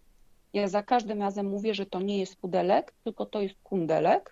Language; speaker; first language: Polish; native; Polish